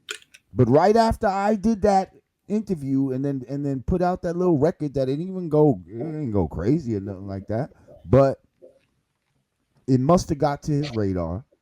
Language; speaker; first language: English; native; English